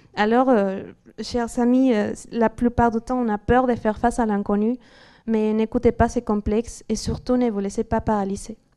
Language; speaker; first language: French; non-native, fluent; Spanish